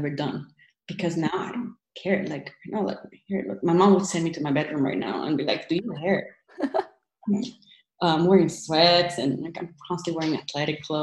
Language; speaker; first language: English; early bilingual, other home language; Spanish